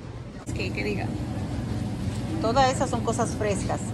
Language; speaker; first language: Spanish; native; Spanish